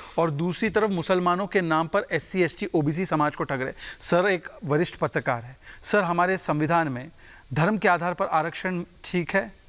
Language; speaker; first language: Hindi; native; Hindi